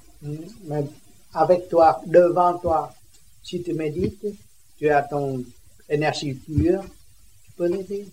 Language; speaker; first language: French; non-native, learner; Vietnamese